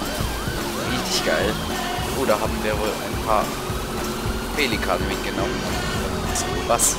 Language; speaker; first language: German; native; German